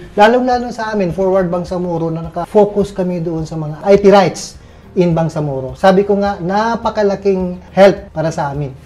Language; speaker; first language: Filipino; non-native, local second language; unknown